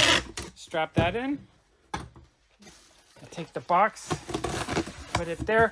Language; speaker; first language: English; native; English